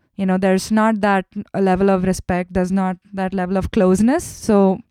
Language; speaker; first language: English; non-native, local second language; Tamil